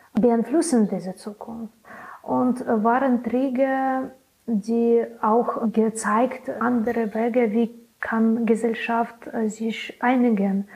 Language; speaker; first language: German; non-native, learner; Belarusian